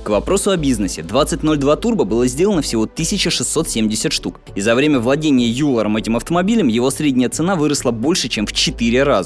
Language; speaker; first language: Russian; native; Russian